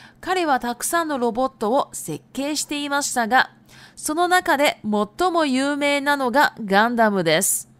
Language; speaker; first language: Japanese; non-native, fluent; Chinese